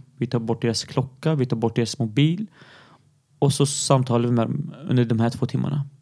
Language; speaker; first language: Swedish; early bilingual, other home language; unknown